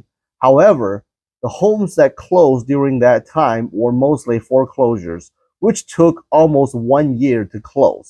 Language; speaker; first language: English; non-native, fluent; Chinese